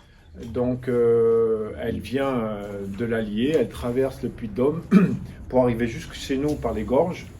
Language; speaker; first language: French; native; French